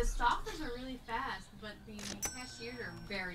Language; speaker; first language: English; native; English